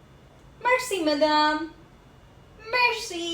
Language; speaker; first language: French; non-native, fluent; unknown